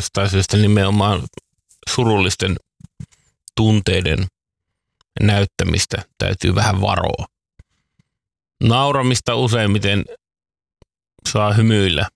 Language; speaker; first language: Finnish; native; Finnish